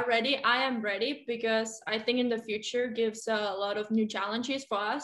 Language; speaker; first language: English; non-native, fluent; Finnish